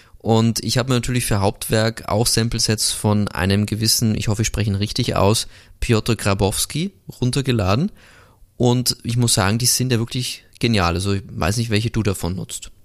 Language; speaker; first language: German; native; German